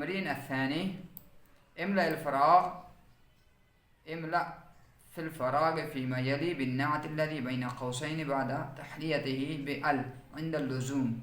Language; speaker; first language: Arabic; non-native, fluent; Urdu